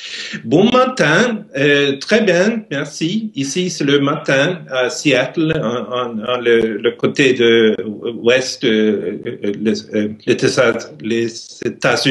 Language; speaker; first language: French; non-native, learner; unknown